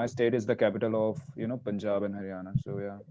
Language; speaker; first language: English; non-native, local second language; Hindi